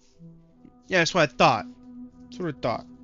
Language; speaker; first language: English; native; English